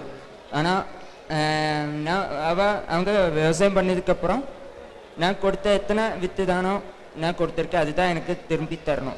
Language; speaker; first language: Tamil; non-native, learner; Malayalam